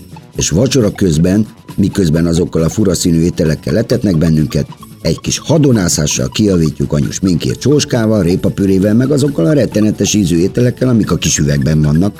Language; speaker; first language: Hungarian; native; Hungarian